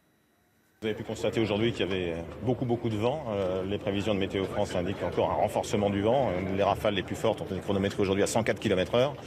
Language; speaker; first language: French; native; French